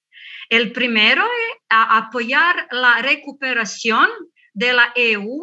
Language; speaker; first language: Spanish; non-native, learner; Croatian